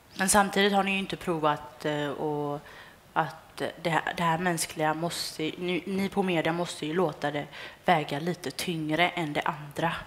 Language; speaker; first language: Swedish; early bilingual, other home language; Tigrinya